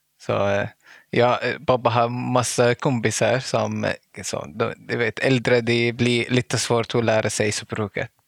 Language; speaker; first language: Swedish; non-native, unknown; Arabic